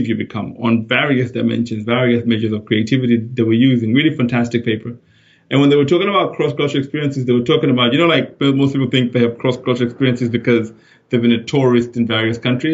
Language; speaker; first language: English; non-native, local second language; Shona